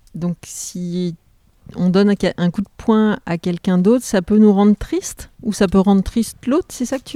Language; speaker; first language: French; native; French